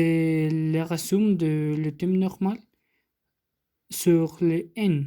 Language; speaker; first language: French; non-native, learner; Spanish